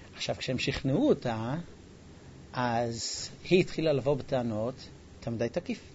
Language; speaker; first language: Hebrew; non-native, fluent; English